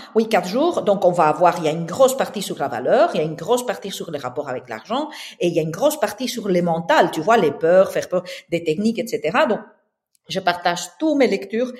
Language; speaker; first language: French; non-native, fluent; Spanish